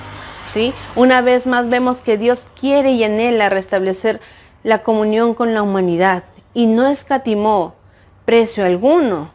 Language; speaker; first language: Spanish; native; Spanish